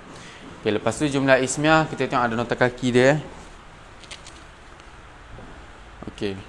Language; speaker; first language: Malay; native; Malay